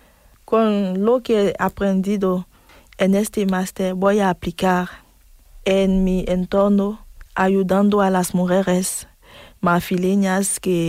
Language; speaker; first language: Spanish; non-native, fluent; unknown